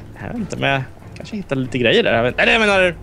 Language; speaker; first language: Swedish; native; Swedish